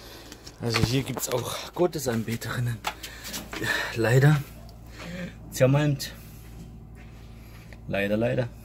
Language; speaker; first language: German; native; German